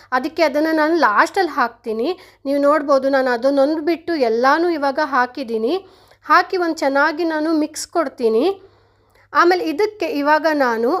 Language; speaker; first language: Kannada; non-native, local second language; Konkani